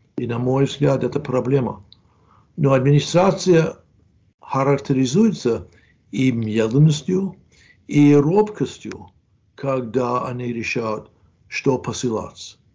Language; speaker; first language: Russian; non-native, fluent; English